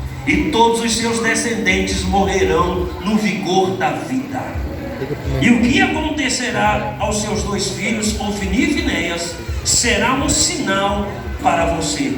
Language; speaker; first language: Portuguese; native; Portuguese